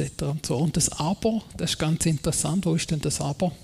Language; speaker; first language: German; native; German